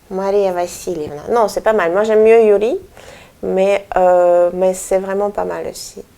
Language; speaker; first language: French; non-native, fluent; Russian